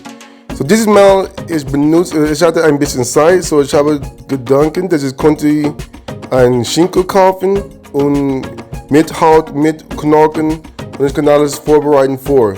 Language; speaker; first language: German; non-native, learner; English